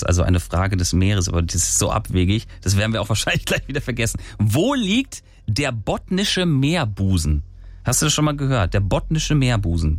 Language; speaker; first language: German; native; German